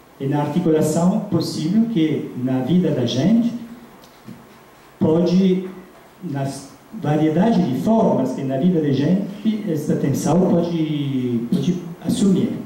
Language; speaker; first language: Portuguese; non-native, fluent; Italian